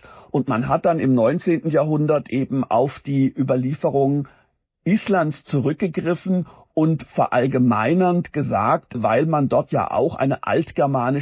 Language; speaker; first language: German; native; German